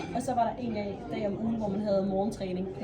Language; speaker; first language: Danish; native; Danish